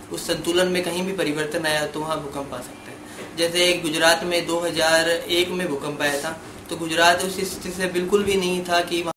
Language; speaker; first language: Hindi; native; Hindi